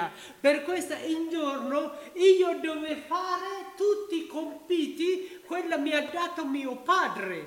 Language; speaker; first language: Italian; non-native, learner; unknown